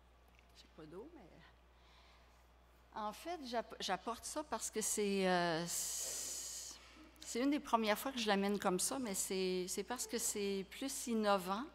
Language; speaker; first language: French; native; French